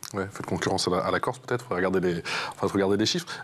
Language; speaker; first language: French; native; French